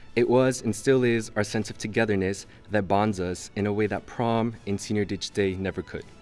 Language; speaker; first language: English; early bilingual, other home language; Spanish